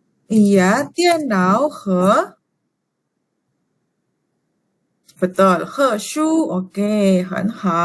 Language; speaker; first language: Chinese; non-native, fluent; Indonesian